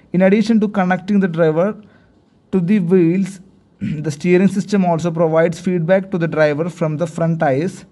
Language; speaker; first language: English; non-native, local second language; Malayalam